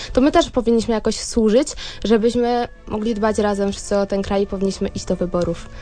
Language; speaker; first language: Polish; native; Polish